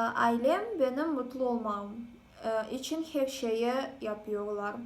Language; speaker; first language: Turkish; non-native, learner; Kazakh